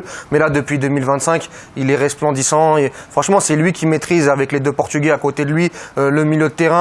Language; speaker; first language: French; native; French